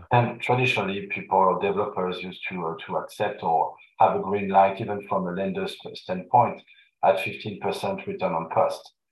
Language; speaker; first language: English; non-native, fluent; French